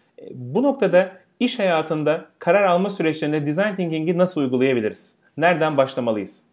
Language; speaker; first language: Turkish; native; Turkish